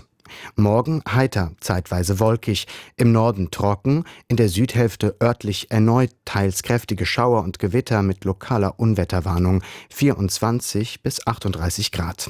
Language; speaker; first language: German; native; German